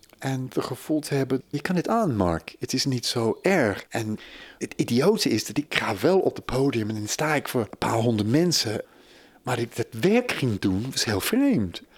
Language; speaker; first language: Dutch; non-native, fluent; English